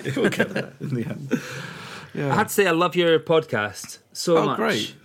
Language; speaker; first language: English; native; English